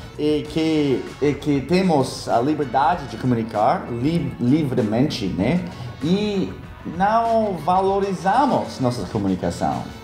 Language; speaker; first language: Portuguese; non-native, fluent; English